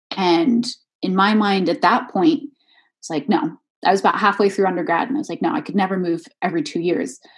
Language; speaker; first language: English; native; English